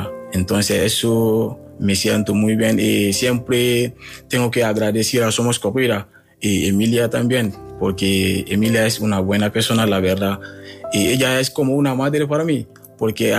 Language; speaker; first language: Spanish; non-native, learner; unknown